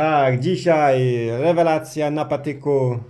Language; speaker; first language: Polish; early bilingual, heritage; Polish